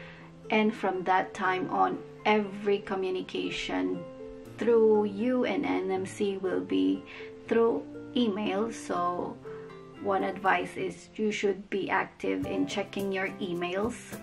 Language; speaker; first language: English; non-native, local second language; Filipino